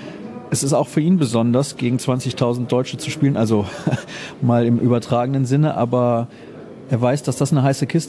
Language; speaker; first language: German; native; German